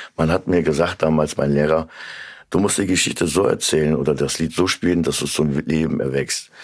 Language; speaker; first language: German; early bilingual, other home language; Turkish